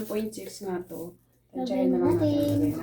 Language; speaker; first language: Filipino; native; Filipino